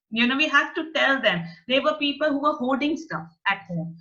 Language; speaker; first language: English; non-native, local second language; Punjabi